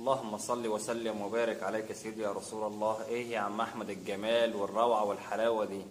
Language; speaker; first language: Arabic; native; Arabic